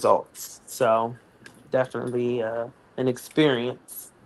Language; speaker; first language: English; native; English